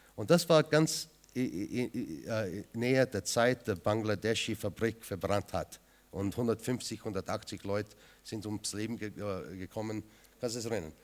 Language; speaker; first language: German; non-native, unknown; English